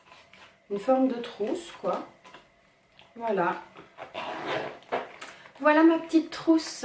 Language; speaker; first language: French; native; French